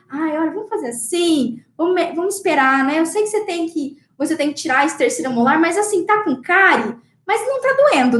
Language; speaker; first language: Portuguese; native; Portuguese